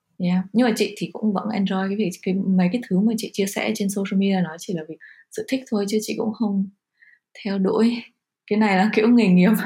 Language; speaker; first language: Vietnamese; early bilingual, heritage; Vietnamese